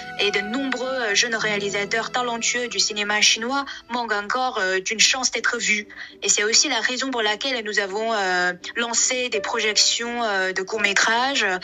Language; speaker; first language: French; non-native, fluent; Chinese